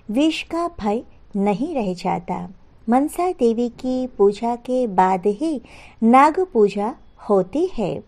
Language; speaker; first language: Hindi; non-native, local second language; Gujarati